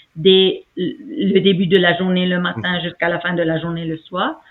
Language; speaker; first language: French; non-native, fluent; Arabic